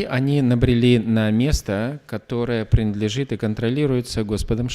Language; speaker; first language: Russian; native; Russian